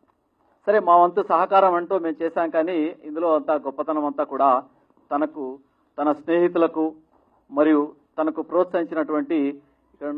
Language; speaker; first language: Telugu; native; Telugu